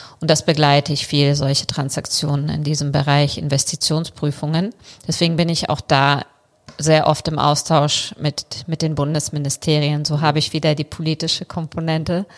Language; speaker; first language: German; early bilingual, other home language; Bulgarian